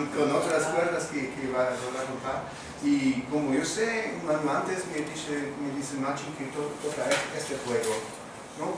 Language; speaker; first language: Spanish; non-native, fluent; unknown